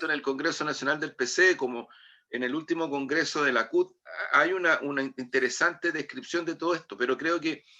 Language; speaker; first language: Spanish; native; Spanish